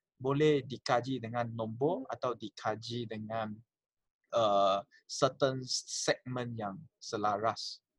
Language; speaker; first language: Malay; non-native, local second language; Chinese